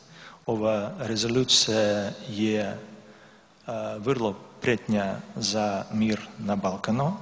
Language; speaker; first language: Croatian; non-native, learner; Russian